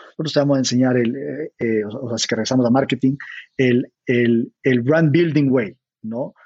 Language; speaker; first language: Spanish; native; Spanish